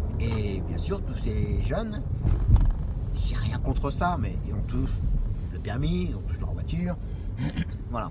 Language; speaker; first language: French; native; French